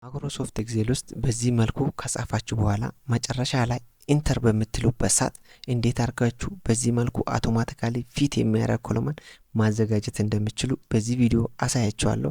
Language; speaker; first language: Amharic; native; Amharic